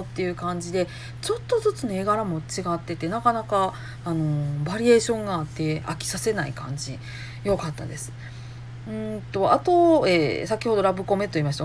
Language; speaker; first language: Japanese; native; Japanese